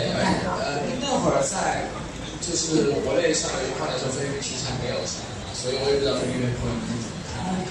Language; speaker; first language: Chinese; native; Chinese